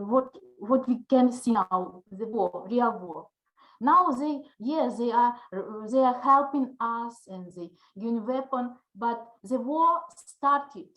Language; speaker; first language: English; non-native, learner; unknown